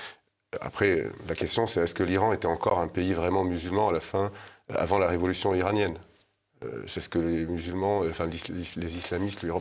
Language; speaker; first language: French; native; French